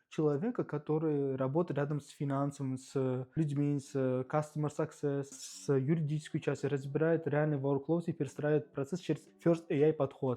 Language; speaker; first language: Russian; native; Russian